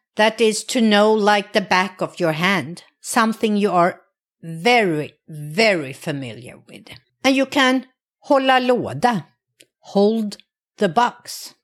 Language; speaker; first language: English; non-native, fluent; Swedish